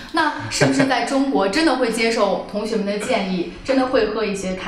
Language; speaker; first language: Chinese; native; Chinese